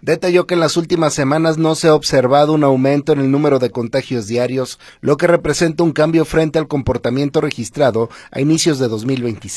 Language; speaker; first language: Spanish; native; Spanish